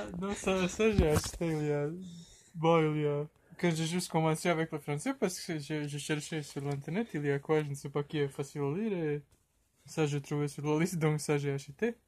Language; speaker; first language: French; non-native, learner; Croatian